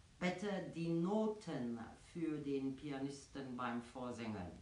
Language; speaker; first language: German; non-native, fluent; Afrikaans